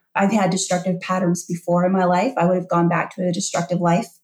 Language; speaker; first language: English; native; English